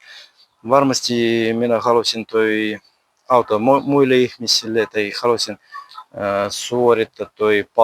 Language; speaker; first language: Finnish; non-native, learner; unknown